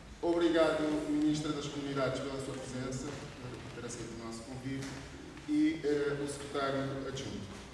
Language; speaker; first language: Portuguese; non-native, local second language; Kabuverdianu